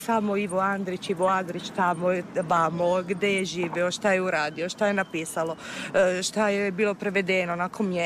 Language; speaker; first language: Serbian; non-native, fluent; Italian